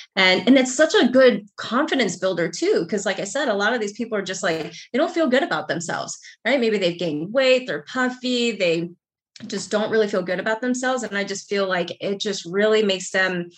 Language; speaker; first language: English; native; English